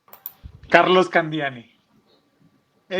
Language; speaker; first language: Portuguese; non-native, fluent; Spanish